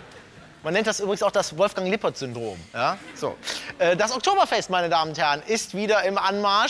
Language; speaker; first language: German; native; German